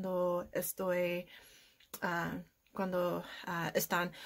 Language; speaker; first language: Spanish; non-native, learner; English